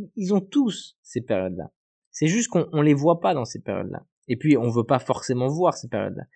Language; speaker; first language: French; native; French